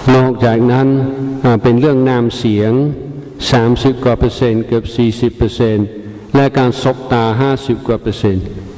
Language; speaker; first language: Thai; non-native, fluent; English